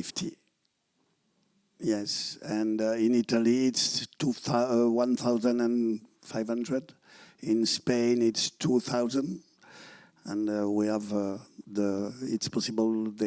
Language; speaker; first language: English; non-native, learner; French